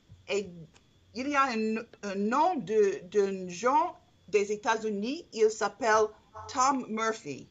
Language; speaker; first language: French; non-native, learner; English